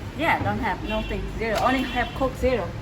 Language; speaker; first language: English; non-native, learner; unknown